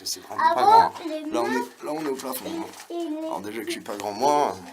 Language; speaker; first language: French; native; French